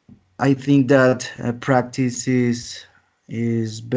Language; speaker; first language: English; non-native, learner; Spanish